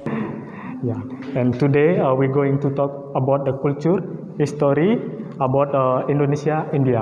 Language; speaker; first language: English; non-native, learner; Indonesian